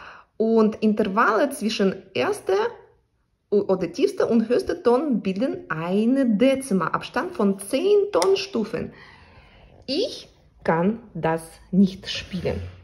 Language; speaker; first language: German; non-native, learner; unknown